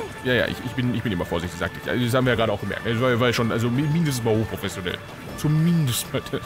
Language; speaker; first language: German; native; German